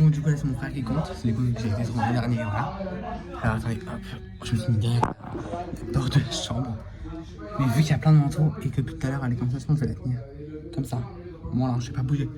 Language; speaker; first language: French; native; French